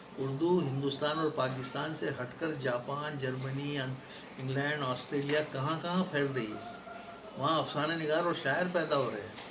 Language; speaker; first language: Urdu; native; Urdu